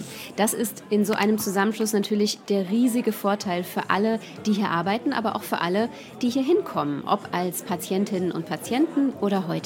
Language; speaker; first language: German; native; German